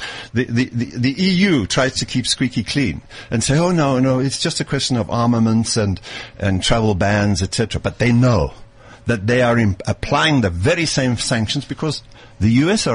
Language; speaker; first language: English; native; English